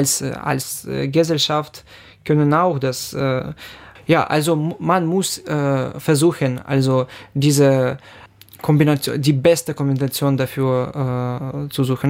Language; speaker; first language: German; non-native, fluent; Ukrainian